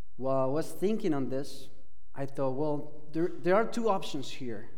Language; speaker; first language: English; non-native, fluent; Spanish